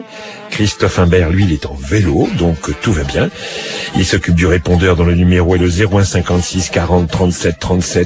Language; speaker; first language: French; native; French